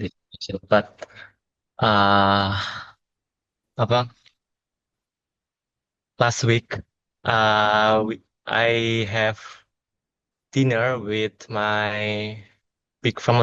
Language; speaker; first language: English; non-native, learner; Indonesian